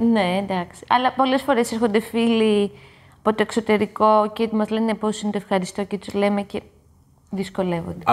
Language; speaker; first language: Greek; native; Greek